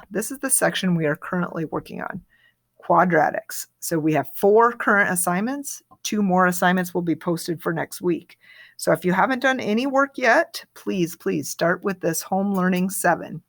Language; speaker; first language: English; native; English